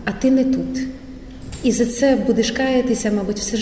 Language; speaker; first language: Ukrainian; native; Ukrainian